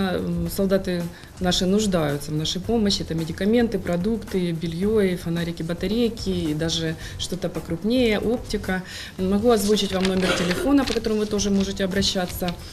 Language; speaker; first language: Russian; native; Russian